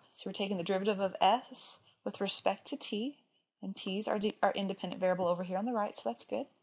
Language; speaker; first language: English; native; English